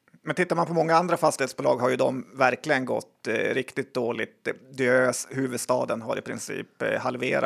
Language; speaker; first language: Swedish; native; Swedish